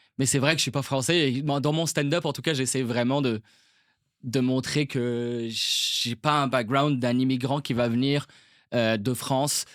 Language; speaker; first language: French; non-native, local second language; Arabic